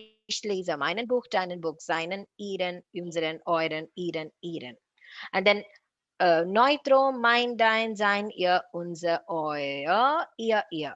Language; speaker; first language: German; non-native, fluent; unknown